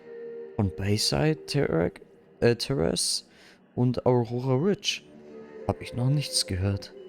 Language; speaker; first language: German; native; German